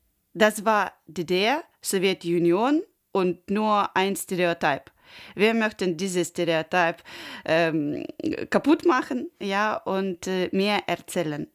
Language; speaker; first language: German; non-native, learner; Ukrainian